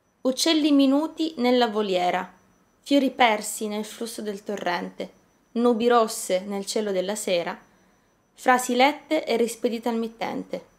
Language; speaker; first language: Italian; native; Italian